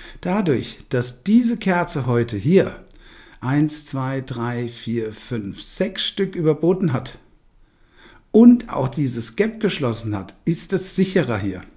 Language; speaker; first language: German; native; German